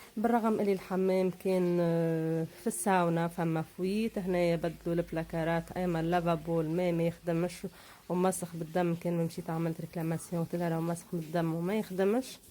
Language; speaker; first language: Arabic; native; Arabic